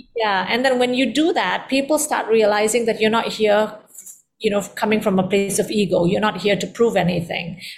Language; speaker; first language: English; early bilingual, heritage; Indonesian